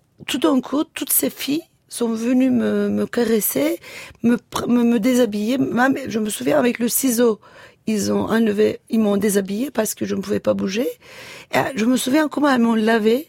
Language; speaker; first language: French; non-native, fluent; Turkish